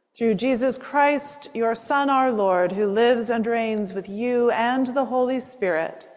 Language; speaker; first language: English; native; English